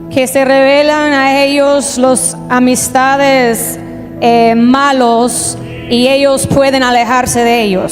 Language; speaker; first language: Spanish; native; Spanish